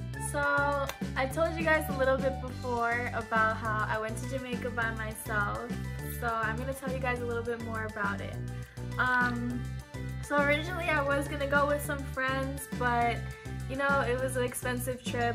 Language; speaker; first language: English; early bilingual, other home language; Japanese